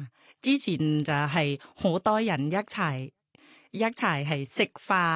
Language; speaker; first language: Cantonese; non-native, fluent; Thai